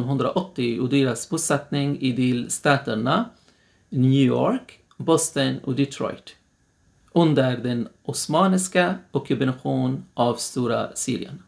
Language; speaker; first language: Swedish; non-native, fluent; Arabic